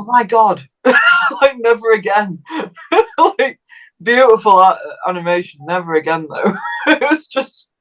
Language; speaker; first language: English; native; English